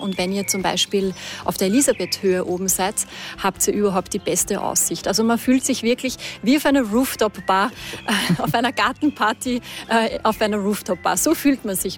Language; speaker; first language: German; native; German